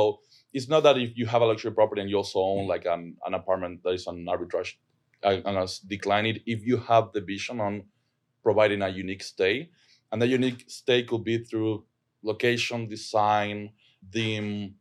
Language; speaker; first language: English; non-native, fluent; Spanish